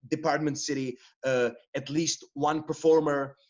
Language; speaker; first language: English; non-native, fluent; Czech